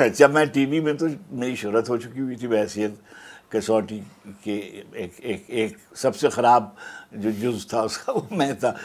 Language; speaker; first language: Urdu; native; Urdu